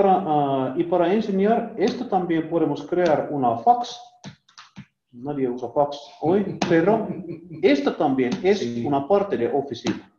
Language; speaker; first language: Spanish; non-native, learner; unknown